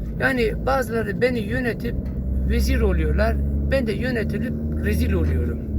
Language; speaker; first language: Turkish; non-native, local second language; Kurdish